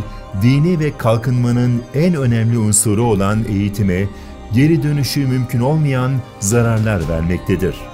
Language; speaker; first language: Turkish; native; Turkish